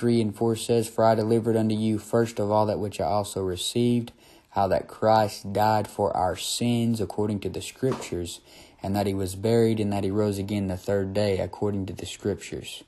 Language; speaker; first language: English; native; English